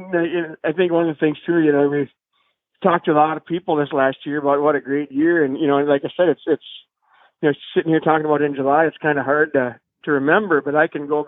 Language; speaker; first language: English; native; English